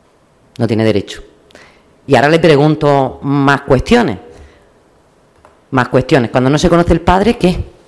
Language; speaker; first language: Spanish; native; Spanish